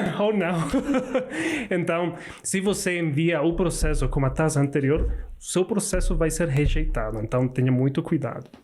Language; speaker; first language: Portuguese; non-native, learner; Spanish